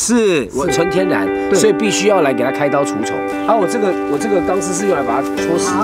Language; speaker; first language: Chinese; native; Chinese